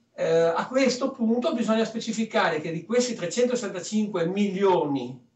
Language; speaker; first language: Italian; early bilingual, other home language; French